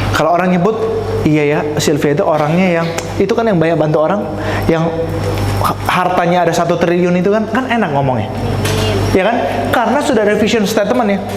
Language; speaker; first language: Indonesian; native; Indonesian